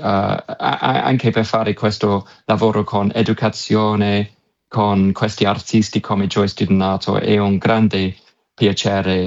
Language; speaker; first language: Italian; non-native, fluent; English